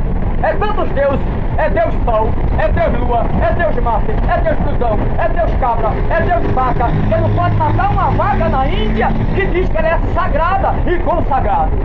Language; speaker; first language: Portuguese; native; Portuguese